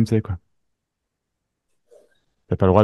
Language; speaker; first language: French; native; French